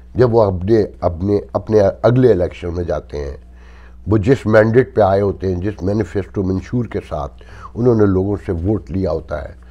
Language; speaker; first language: Urdu; native; Urdu